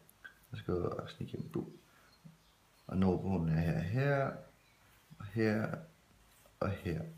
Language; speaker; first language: Danish; native; Danish